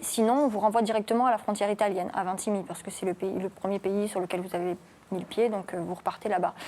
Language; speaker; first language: French; native; French